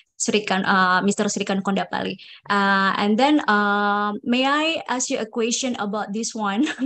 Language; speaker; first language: English; non-native, fluent; Indonesian